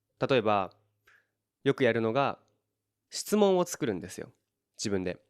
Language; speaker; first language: Japanese; native; Japanese